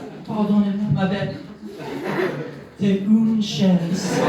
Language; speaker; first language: French; non-native, learner; English